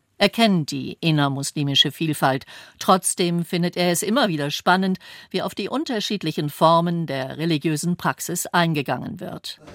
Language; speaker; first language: German; native; German